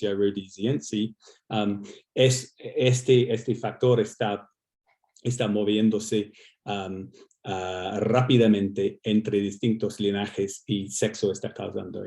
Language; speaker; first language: Spanish; non-native, fluent; English